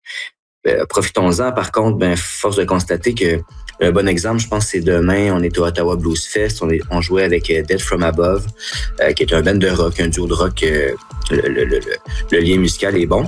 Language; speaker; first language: French; native; French